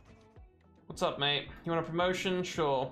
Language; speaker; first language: English; native; English